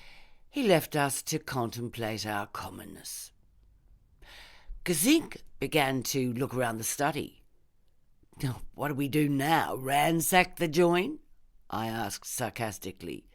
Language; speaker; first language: English; native; English